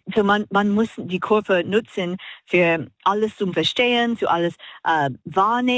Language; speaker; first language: German; non-native, learner; English